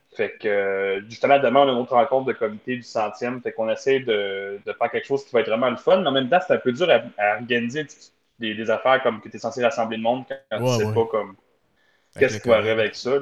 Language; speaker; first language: French; native; French